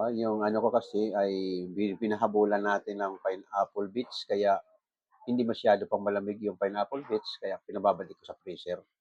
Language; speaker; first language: Filipino; non-native, local second language; Bikol